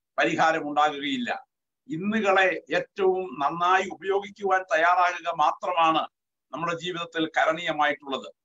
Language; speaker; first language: Malayalam; native; Malayalam